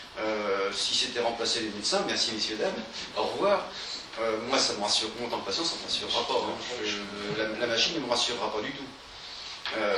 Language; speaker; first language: French; native; French